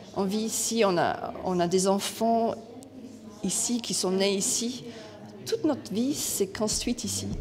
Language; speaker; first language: French; non-native, fluent; English